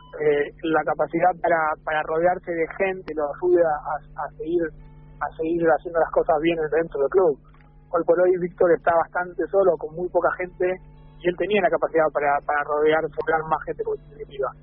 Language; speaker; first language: Spanish; native; Spanish